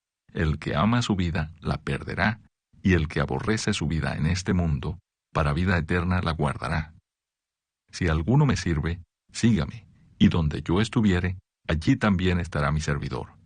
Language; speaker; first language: Spanish; native; Spanish